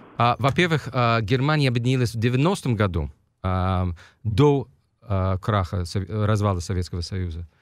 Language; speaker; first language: Russian; non-native, fluent; English